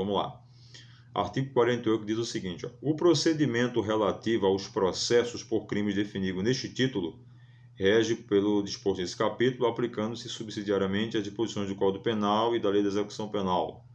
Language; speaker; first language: Portuguese; native; Portuguese